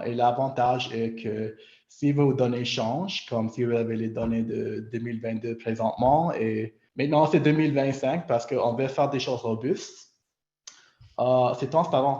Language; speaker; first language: French; non-native, local second language; English